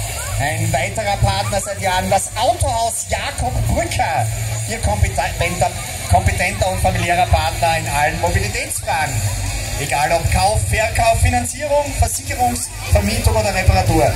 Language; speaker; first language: German; native; German